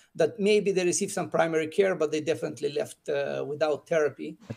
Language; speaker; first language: English; non-native, fluent; Russian